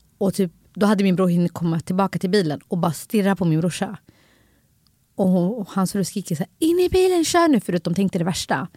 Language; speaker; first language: Swedish; early bilingual, other home language; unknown